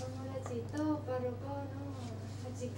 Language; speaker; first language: Japanese; non-native, learner; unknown